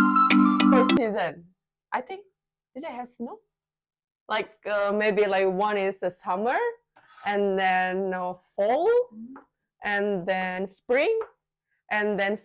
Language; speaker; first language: English; non-native, learner; Indonesian